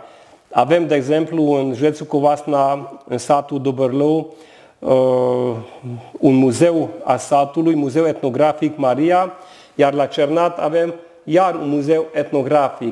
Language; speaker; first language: Romanian; non-native, local second language; Hungarian